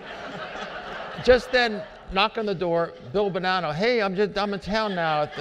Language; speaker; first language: English; native; English